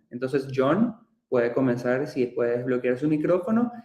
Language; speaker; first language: Spanish; early bilingual, other home language; Russian